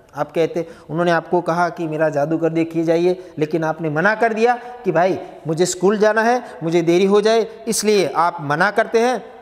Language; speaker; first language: Hindi; non-native, local second language; Gujarati